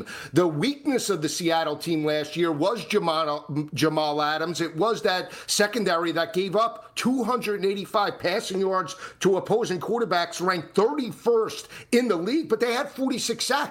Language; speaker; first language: English; native; English